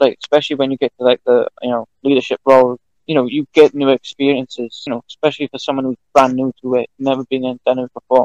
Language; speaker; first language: English; native; English